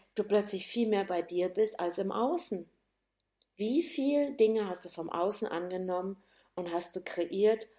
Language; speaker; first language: German; native; German